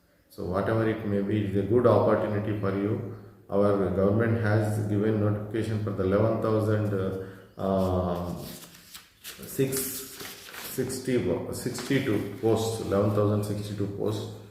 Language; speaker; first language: English; non-native, local second language; Telugu